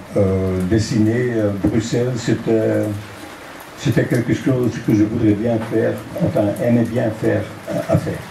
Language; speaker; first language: French; non-native, local second language; Dutch